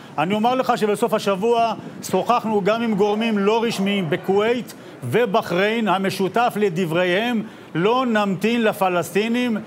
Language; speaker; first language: Hebrew; native; Hebrew